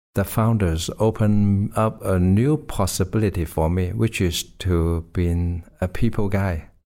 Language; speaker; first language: English; non-native, local second language; Cantonese